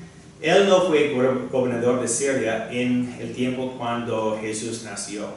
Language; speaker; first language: Spanish; non-native, fluent; English